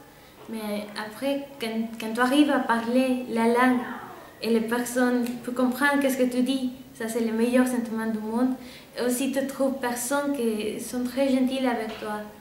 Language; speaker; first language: French; non-native, fluent; Spanish